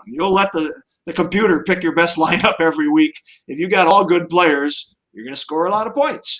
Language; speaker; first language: English; native; English